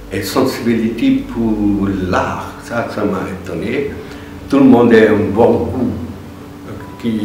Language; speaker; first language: French; non-native, learner; Bangla